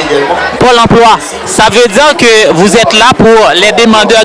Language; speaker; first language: French; native; French